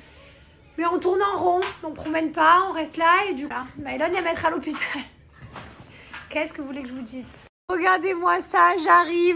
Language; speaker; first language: French; native; French